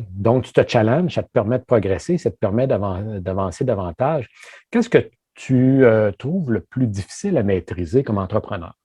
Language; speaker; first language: French; native; French